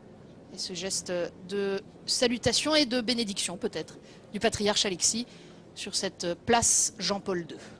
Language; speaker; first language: French; native; French